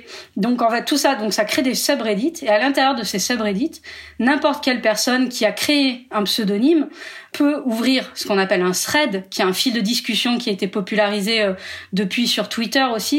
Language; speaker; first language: French; native; French